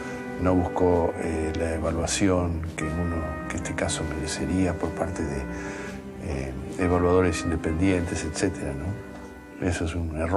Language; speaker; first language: Spanish; native; Spanish